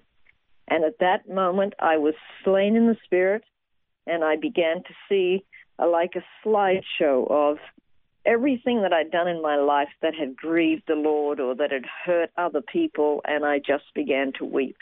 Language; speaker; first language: English; native; English